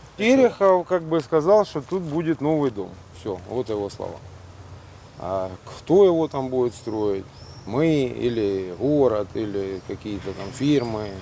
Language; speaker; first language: Russian; native; Russian